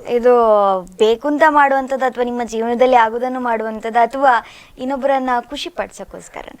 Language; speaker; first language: Kannada; native; Kannada